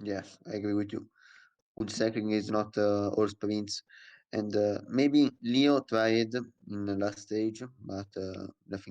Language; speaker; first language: English; non-native, learner; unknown